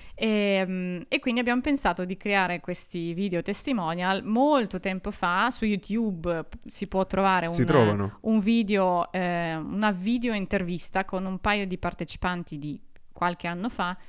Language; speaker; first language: Italian; non-native, fluent; Russian